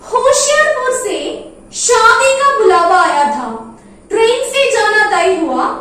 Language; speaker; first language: Hindi; non-native, local second language; Malayalam